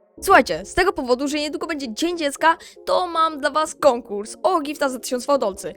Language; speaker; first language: Polish; native; Polish